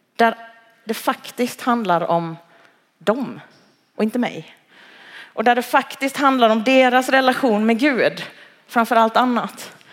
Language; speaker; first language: Swedish; early bilingual, other home language; Cantonese